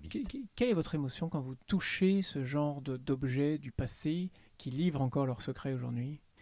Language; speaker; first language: French; native; French